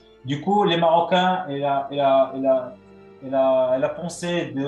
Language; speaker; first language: French; non-native, local second language; Arabic